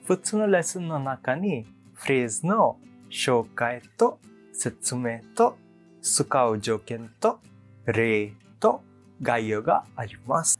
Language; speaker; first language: Japanese; non-native, learner; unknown